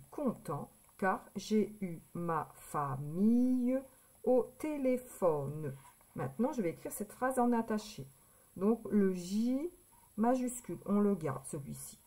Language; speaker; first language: French; native; French